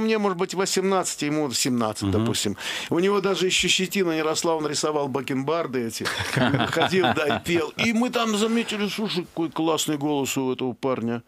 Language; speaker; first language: Russian; non-native, local second language; Azerbaijani